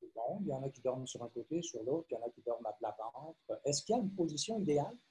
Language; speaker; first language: French; native; French